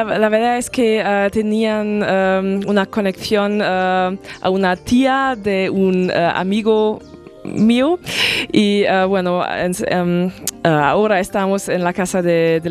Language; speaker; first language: Spanish; non-native, fluent; German